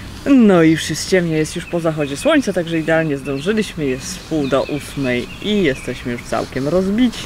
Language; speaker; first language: Polish; native; Polish